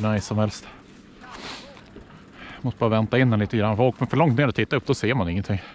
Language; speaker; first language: Swedish; native; Swedish